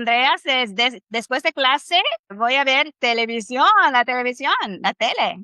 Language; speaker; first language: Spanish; non-native, fluent; English